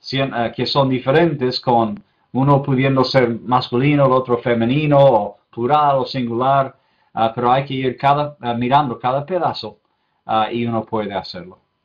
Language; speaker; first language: Spanish; non-native, fluent; English